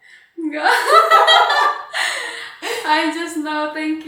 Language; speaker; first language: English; non-native, fluent; Indonesian